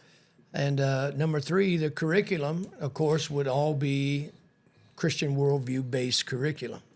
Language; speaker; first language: English; native; English